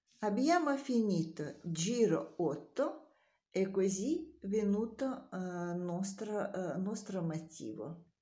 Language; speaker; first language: Italian; non-native, learner; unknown